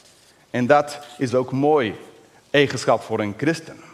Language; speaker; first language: Dutch; non-native, fluent; English